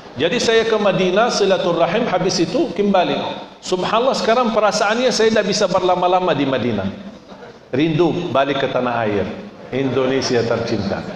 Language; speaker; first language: Indonesian; non-native, fluent; Arabic